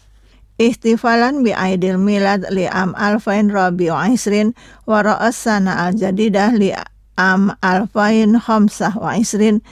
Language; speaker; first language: Arabic; non-native, fluent; Indonesian